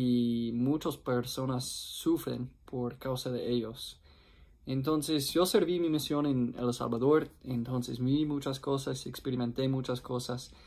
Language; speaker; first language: Spanish; non-native, fluent; English